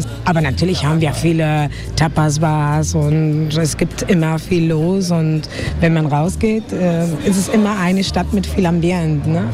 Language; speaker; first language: German; non-native, fluent; Spanish